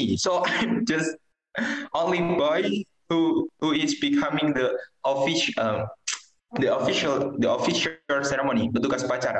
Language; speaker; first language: English; non-native, learner; Indonesian